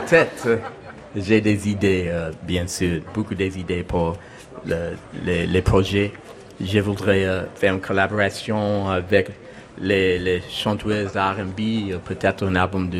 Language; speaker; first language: French; non-native, learner; English